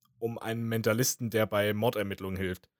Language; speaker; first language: German; native; German